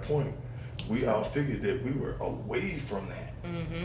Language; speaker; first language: English; native; English